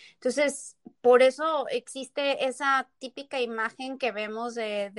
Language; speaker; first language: Spanish; native; Spanish